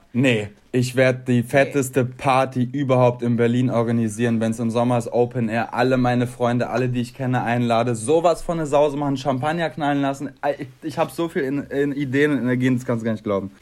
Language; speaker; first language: German; native; German